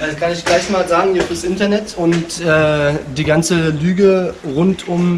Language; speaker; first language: German; native; German